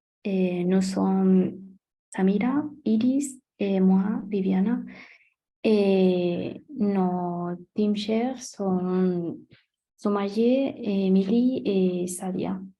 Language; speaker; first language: French; non-native, learner; Spanish